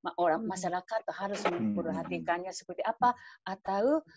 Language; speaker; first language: Indonesian; non-native, learner; Japanese